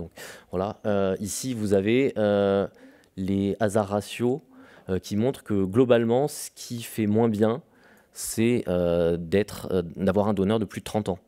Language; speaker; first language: French; native; French